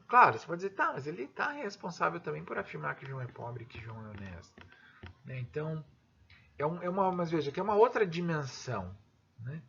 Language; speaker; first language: Portuguese; native; Portuguese